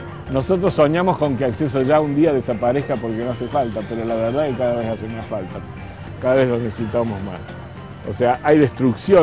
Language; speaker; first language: Spanish; native; Spanish